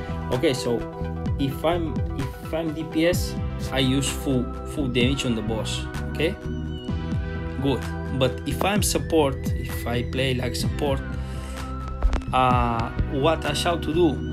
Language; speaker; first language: English; non-native, learner; Spanish